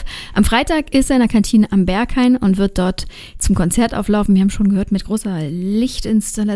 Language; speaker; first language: German; native; German